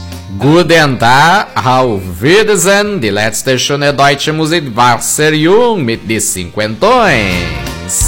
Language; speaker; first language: German; early bilingual, heritage; German